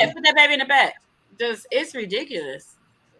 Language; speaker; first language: English; native; English